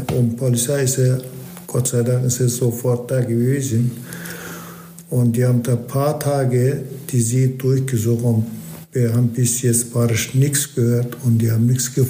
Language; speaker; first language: German; non-native, learner; Turkish